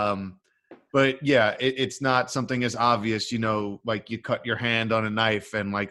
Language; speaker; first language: English; native; English